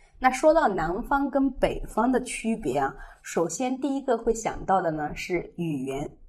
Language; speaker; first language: Chinese; native; Chinese